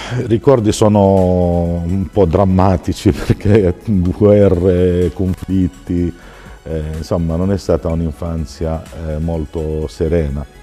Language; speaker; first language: Italian; non-native, fluent; Arabic